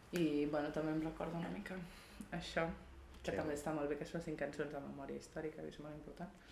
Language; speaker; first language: Catalan; native; Catalan